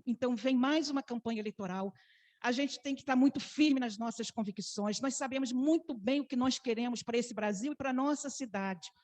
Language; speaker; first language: Portuguese; native; Portuguese